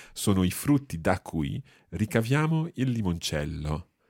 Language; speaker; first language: Italian; non-native, fluent; English